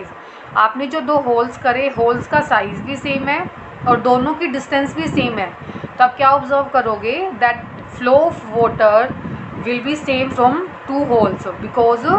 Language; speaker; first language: Hindi; native; Hindi